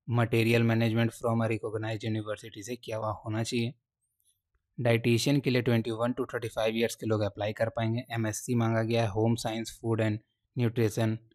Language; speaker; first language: Hindi; native; Hindi